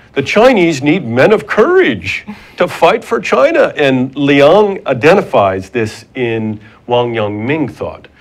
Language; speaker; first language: English; native; English